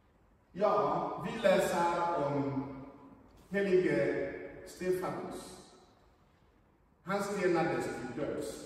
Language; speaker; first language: Swedish; non-native, fluent; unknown